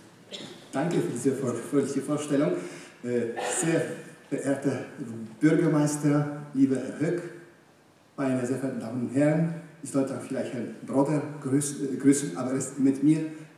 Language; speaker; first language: German; non-native, fluent; Polish